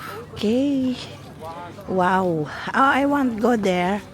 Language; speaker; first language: English; non-native, local second language; Filipino